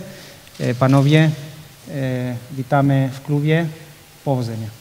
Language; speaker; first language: Polish; non-native, fluent; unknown